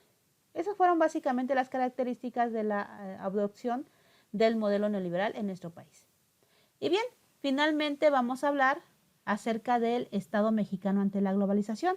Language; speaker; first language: Spanish; native; Spanish